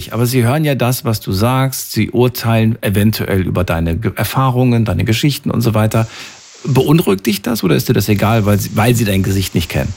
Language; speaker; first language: German; native; German